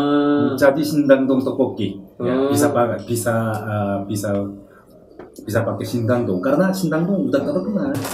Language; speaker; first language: Indonesian; non-native, learner; Korean